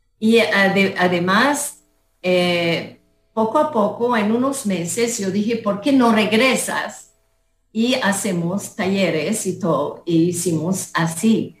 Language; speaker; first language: Spanish; non-native, fluent; French